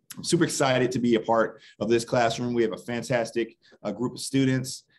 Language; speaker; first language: English; native; English